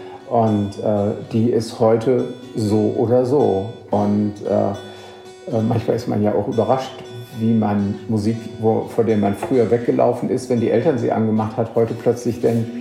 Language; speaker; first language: German; native; German